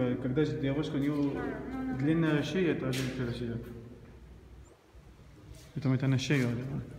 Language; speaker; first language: Russian; non-native, learner; Arabic